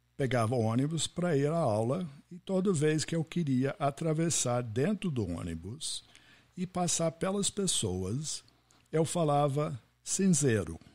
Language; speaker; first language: Portuguese; non-native, fluent; English